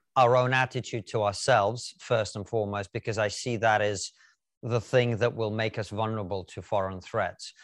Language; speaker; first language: English; non-native, fluent; Russian